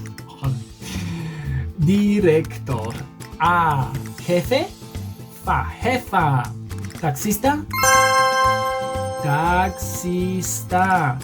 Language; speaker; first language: Spanish; non-native, fluent; English